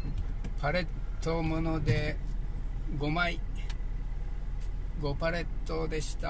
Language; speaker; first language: Japanese; native; Japanese